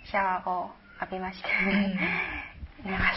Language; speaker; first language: Japanese; non-native, learner; Chinese